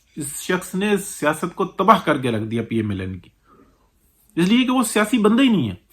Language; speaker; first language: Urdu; native; Urdu